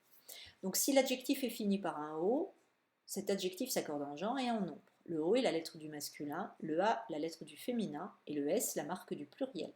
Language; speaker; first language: French; native; French